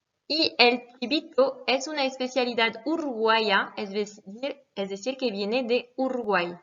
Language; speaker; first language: Spanish; non-native, fluent; French